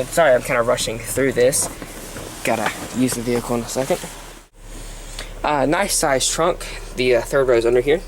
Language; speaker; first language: English; native; English